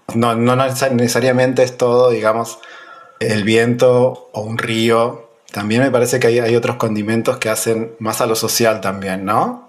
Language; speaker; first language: Spanish; native; Spanish